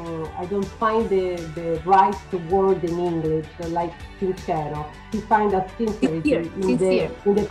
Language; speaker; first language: English; non-native, learner; Italian